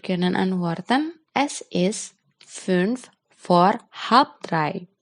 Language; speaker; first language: German; non-native, fluent; Indonesian